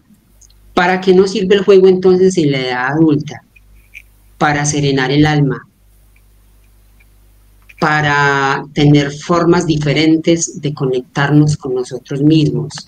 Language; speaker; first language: Spanish; native; Spanish